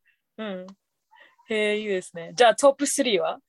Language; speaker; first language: Japanese; non-native, fluent; English